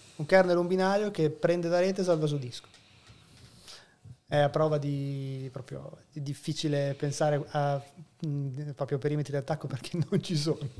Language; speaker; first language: Italian; native; Italian